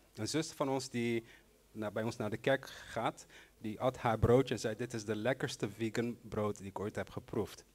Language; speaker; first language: Dutch; non-native, local second language; Papiamento